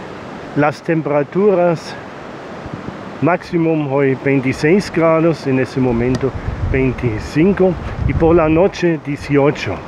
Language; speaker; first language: Spanish; non-native, learner; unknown